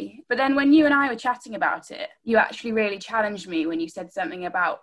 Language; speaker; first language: English; native; English